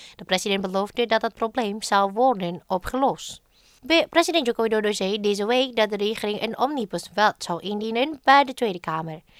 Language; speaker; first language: Dutch; non-native, fluent; Indonesian